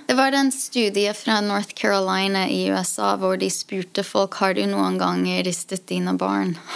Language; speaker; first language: Norwegian; non-native, fluent; English